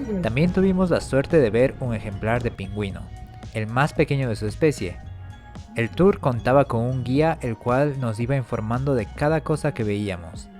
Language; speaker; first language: Spanish; native; Spanish